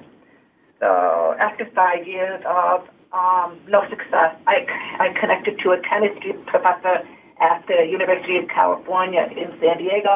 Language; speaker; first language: English; early bilingual, other home language; Hungarian